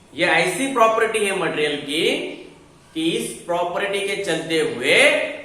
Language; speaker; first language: Hindi; non-native, local second language; Marathi